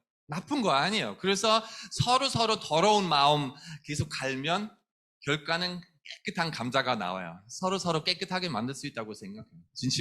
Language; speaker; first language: Korean; non-native, fluent; German